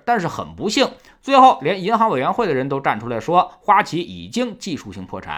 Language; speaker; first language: Chinese; native; Chinese